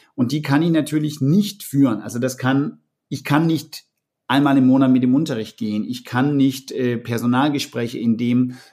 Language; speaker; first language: German; non-native, fluent; Danish